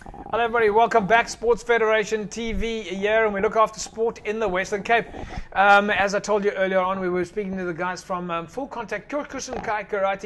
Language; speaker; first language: English; non-native, local second language; Afrikaans